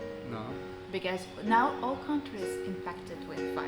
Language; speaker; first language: English; non-native, learner; Russian